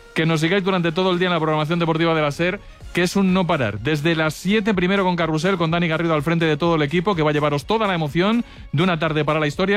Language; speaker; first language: Spanish; native; Spanish